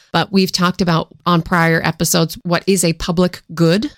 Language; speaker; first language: English; native; English